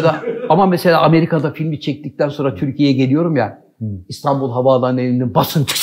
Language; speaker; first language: Turkish; native; Turkish